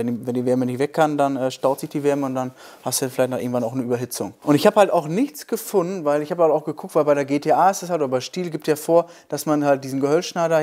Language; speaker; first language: German; native; German